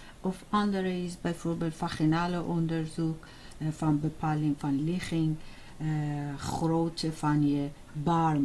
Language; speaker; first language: Dutch; non-native, fluent; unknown